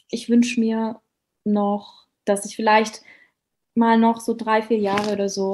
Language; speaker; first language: German; native; German